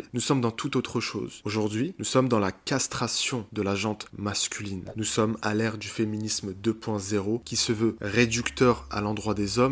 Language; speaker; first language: French; native; French